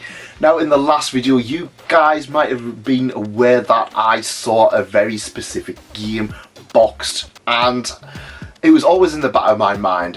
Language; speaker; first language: English; native; English